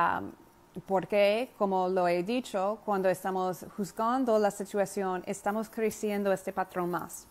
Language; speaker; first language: Spanish; non-native, fluent; English